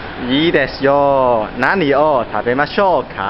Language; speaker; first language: Japanese; non-native, learner; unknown